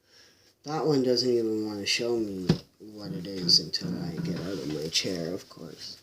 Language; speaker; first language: English; native; English